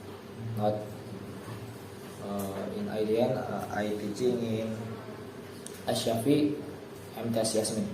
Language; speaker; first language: English; non-native, learner; Indonesian